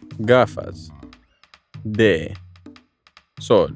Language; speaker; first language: Spanish; non-native, learner; English